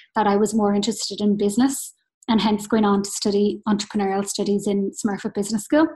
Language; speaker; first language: English; native; English